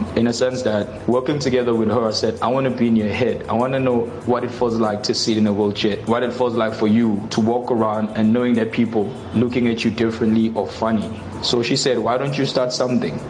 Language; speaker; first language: English; non-native, local second language; Zulu